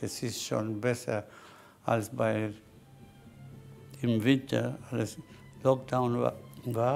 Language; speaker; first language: German; non-native, fluent; Spanish